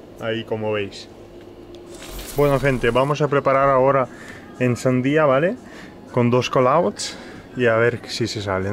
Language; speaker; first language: Spanish; native; Spanish